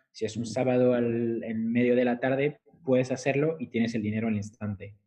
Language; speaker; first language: Spanish; non-native, fluent; French